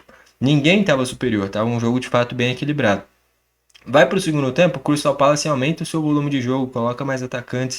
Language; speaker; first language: Portuguese; native; Portuguese